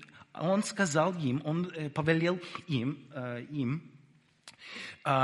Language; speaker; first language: Russian; non-native, fluent; English